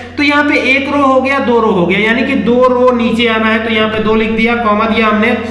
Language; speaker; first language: Hindi; native; Hindi